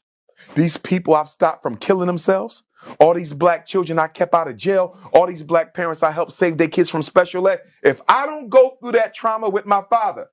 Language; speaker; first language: English; native; English